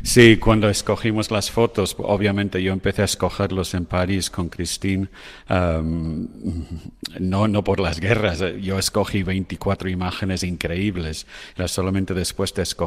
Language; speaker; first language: Spanish; non-native, fluent; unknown